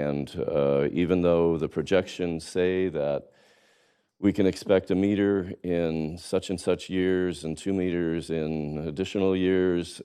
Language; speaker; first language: English; native; English